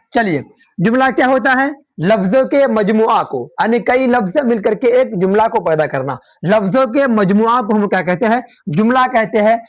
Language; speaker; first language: Urdu; native; Urdu